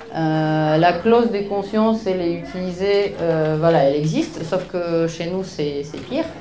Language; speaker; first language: French; non-native, fluent; Polish